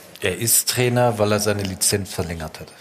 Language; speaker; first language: German; native; German